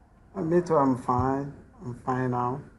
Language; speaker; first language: English; non-native, learner; French